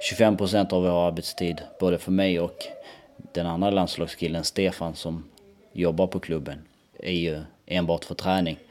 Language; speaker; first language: Swedish; early bilingual, other home language; Albanian